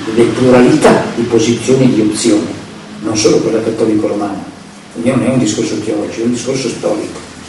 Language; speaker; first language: Italian; native; Italian